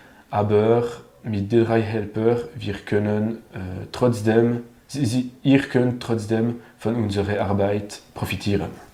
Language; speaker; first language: German; non-native, learner; French